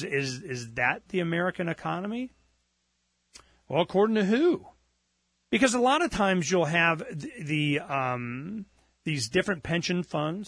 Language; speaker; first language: English; native; English